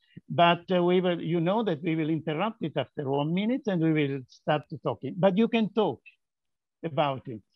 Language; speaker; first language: English; non-native, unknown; Italian